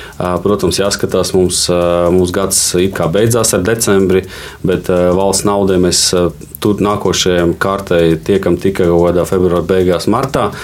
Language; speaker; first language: Latvian; non-native, local second language; Russian